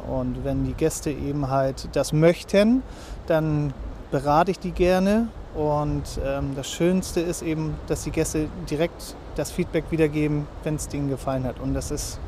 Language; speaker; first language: German; native; German